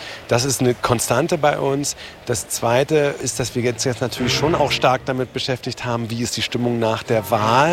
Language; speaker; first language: German; native; German